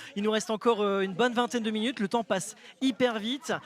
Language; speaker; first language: French; native; French